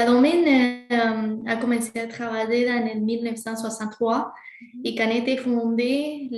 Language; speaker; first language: French; non-native, fluent; Spanish